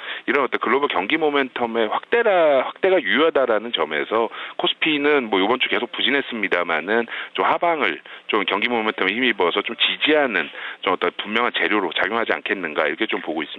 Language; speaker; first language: Korean; native; Korean